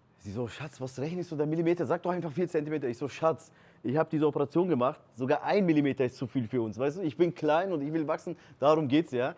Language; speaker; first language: German; early bilingual, other home language; Turkish